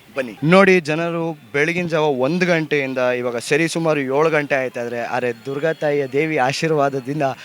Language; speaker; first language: Kannada; native; Kannada